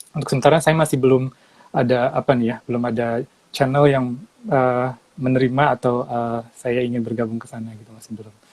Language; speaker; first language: Indonesian; native; Indonesian